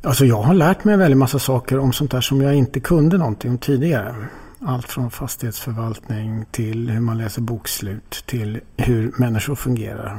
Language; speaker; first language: Swedish; native; Swedish